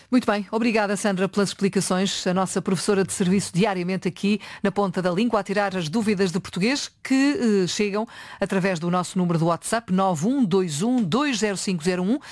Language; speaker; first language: Portuguese; native; Portuguese